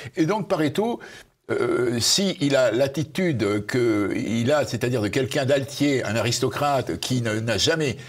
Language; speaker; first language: French; native; French